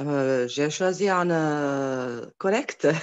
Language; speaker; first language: French; non-native, learner; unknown